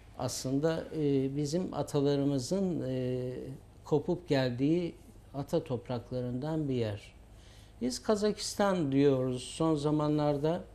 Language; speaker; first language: Turkish; native; Turkish